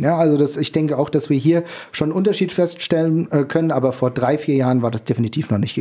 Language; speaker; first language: German; native; German